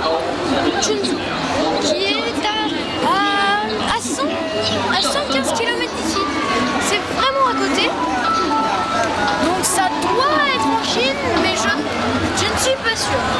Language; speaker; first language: French; native; French